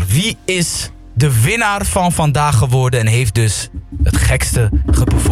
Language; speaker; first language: Dutch; native; Dutch